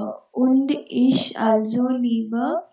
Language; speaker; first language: German; non-native, learner; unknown